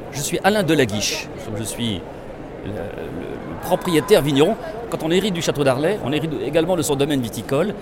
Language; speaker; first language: French; native; French